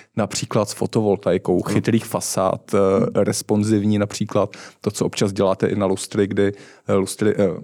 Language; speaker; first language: Czech; native; Czech